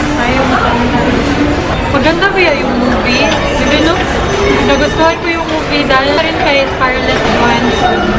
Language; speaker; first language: Filipino; non-native, local second language; Cebuano